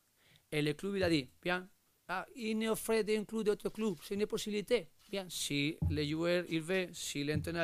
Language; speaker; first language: French; non-native, learner; Spanish